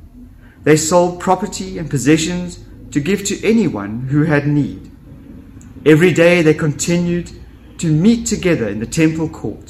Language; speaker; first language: English; native; English